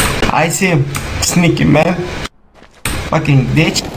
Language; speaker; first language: English; non-native, fluent; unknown